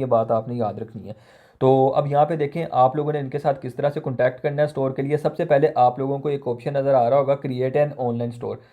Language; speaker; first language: Urdu; non-native, local second language; Punjabi